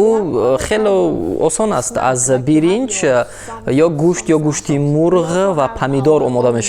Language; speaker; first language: Persian; non-native, fluent; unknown